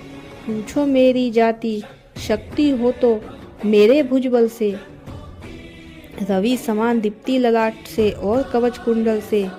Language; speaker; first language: Hindi; native; Hindi